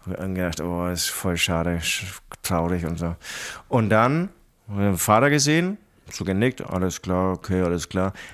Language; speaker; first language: German; native; German